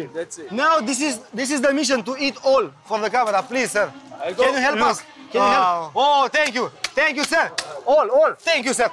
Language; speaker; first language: English; non-native, learner; Romanian